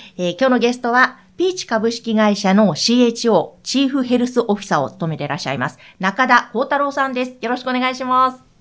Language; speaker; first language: Japanese; native; Japanese